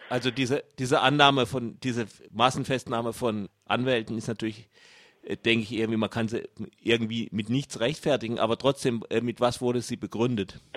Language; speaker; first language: German; native; German